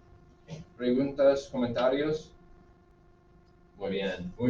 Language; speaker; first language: Spanish; non-native, fluent; English